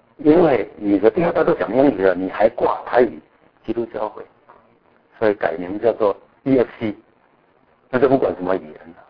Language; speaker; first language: Chinese; native; Chinese